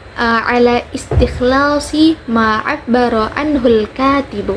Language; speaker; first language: Arabic; non-native, learner; Indonesian